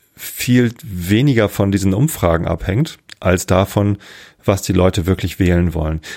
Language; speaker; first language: German; native; German